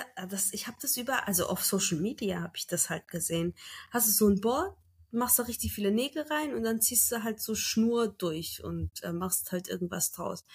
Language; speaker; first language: German; early bilingual, other home language; Turkish